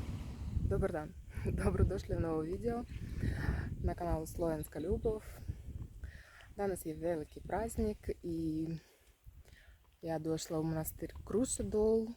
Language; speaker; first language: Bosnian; non-native, learner; Russian